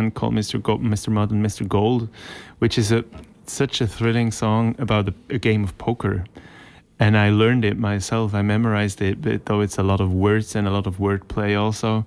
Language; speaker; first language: English; non-native, fluent; Swiss German